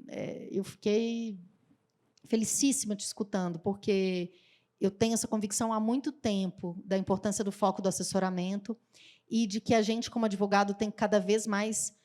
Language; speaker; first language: Portuguese; native; Portuguese